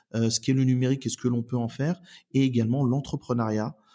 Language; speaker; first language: French; native; French